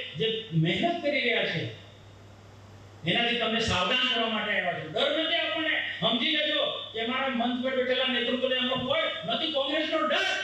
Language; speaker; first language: Gujarati; non-native, local second language; Vasavi